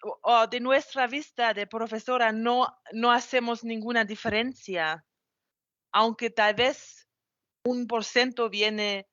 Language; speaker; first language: Spanish; non-native, fluent; German